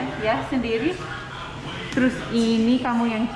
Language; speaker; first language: Indonesian; non-native, learner; English